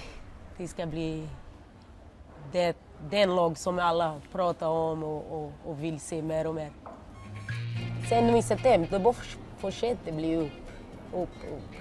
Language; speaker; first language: Swedish; non-native, learner; Portuguese